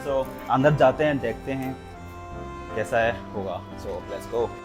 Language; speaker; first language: Hindi; non-native, local second language; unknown